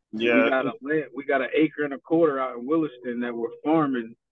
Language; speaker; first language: English; native; English